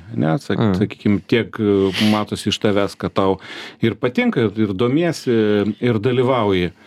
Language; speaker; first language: Lithuanian; native; Lithuanian